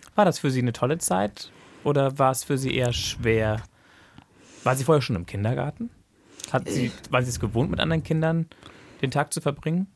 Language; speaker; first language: German; native; German